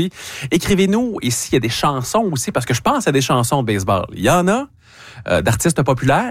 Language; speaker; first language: French; native; French